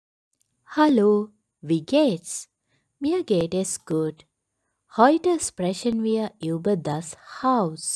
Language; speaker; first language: German; non-native, learner; Sinhala